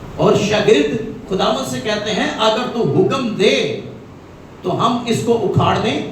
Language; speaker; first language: Urdu; non-native, local second language; Punjabi